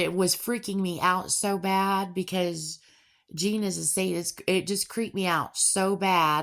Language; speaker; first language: English; native; English